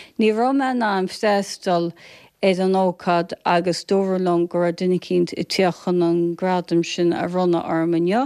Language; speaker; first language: Irish; native; Irish